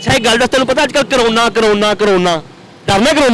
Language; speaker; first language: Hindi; non-native, local second language; Punjabi